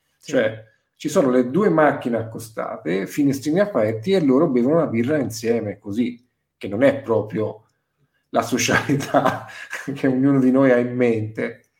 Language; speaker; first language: Italian; native; Italian